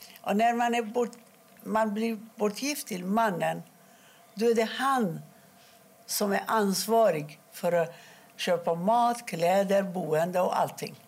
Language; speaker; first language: Swedish; non-native, fluent; Persian